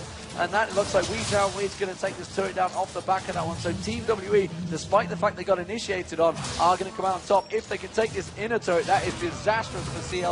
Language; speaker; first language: English; native; English